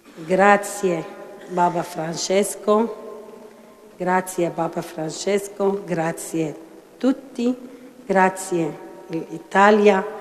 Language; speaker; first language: Italian; non-native, learner; Arabic